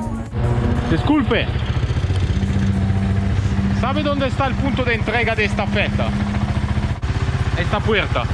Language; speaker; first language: Italian; native; Italian